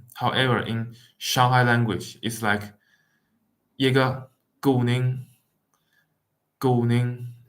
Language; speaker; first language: English; non-native, fluent; Wu Chinese